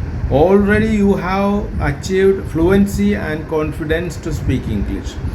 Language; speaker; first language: English; non-native, local second language; Malayalam